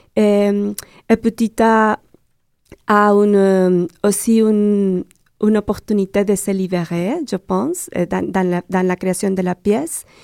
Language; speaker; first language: French; non-native, learner; Spanish